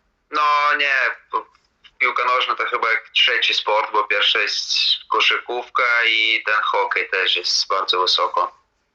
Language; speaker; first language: Polish; non-native, fluent; Latvian